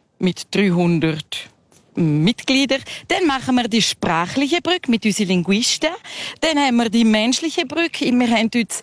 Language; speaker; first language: German; early bilingual, other home language; Spanish